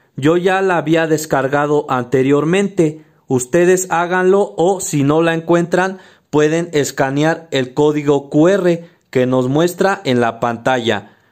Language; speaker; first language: Spanish; native; Spanish